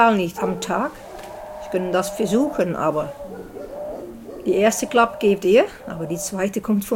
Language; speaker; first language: German; non-native, learner; Dutch